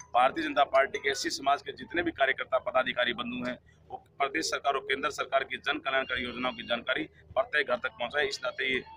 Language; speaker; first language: Hindi; native; Hindi